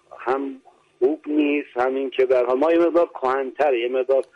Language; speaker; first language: Persian; non-native, local second language; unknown